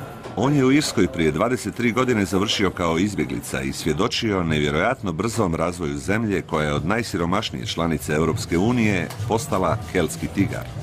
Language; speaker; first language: Croatian; native; Croatian